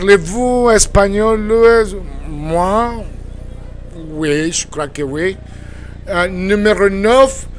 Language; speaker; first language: French; non-native, fluent; Spanish